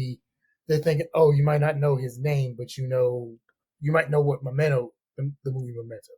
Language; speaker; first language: English; native; English